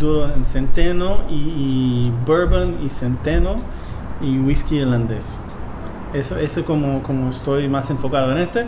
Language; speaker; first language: Spanish; non-native, fluent; English